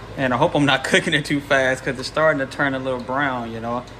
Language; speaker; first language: English; native; English